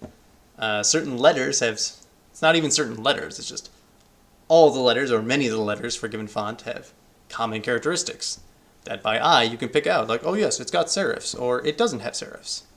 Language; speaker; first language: English; native; English